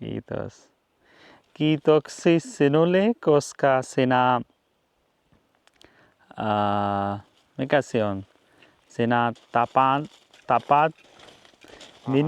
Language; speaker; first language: Finnish; non-native, learner; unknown